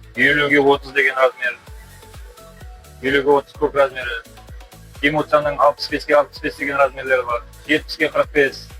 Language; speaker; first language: Uzbek; non-native, local second language; Kara-Kalpak